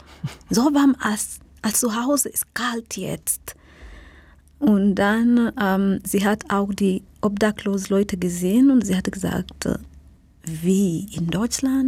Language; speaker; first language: German; non-native, learner; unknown